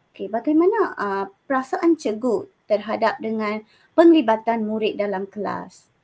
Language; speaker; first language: Malay; non-native, local second language; Tamil